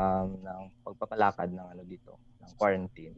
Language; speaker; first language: English; non-native, local second language; Hiligaynon